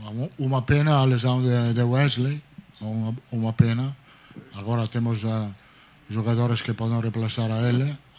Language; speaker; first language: Portuguese; non-native, fluent; Italian